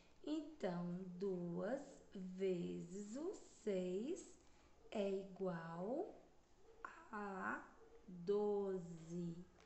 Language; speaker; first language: Portuguese; native; Portuguese